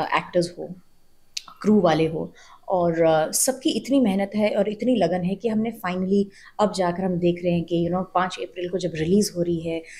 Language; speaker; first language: Hindi; native; Hindi